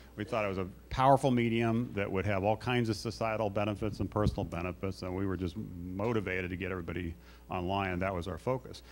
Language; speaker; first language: English; native; English